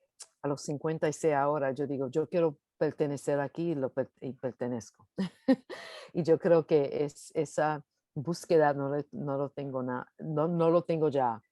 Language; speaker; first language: Spanish; early bilingual, heritage; English